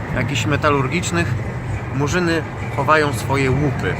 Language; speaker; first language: Polish; native; Polish